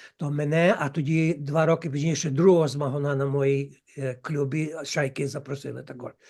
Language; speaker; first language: Ukrainian; early bilingual, heritage; Ukrainian